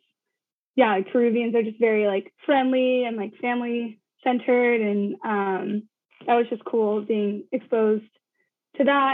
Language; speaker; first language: English; native; English